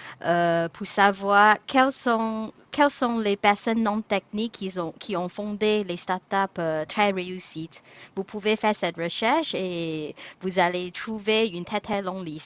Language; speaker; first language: French; non-native, fluent; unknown